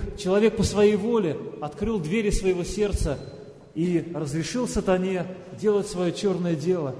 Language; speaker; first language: Russian; native; Russian